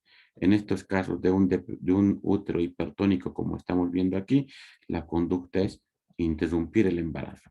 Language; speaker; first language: Spanish; native; Spanish